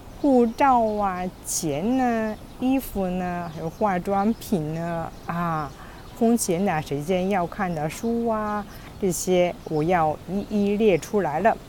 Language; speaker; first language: Chinese; non-native, fluent; Japanese